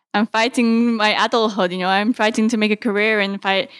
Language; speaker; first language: English; native; English